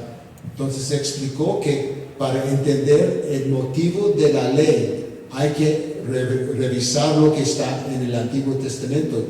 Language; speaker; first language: Spanish; non-native, fluent; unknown